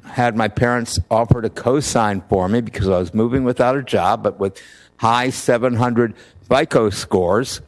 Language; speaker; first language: English; native; English